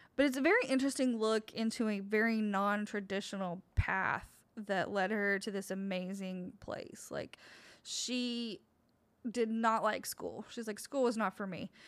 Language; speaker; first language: English; native; English